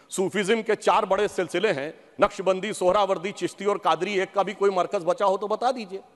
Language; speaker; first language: Hindi; native; Hindi